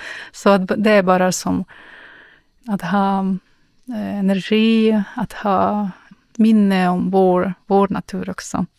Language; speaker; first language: Swedish; non-native, learner; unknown